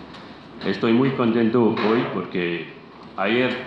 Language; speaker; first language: Spanish; non-native, fluent; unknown